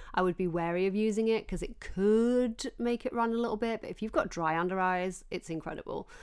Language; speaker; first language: English; native; English